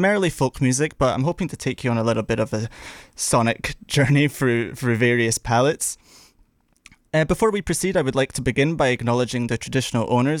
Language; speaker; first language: English; native; English